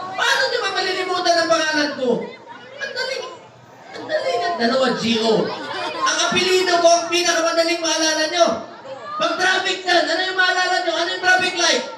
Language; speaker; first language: Filipino; non-native, local second language; Cebuano